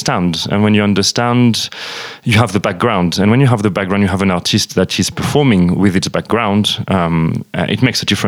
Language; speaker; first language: English; non-native, fluent; French